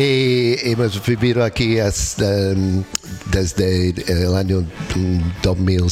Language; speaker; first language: Spanish; non-native, learner; English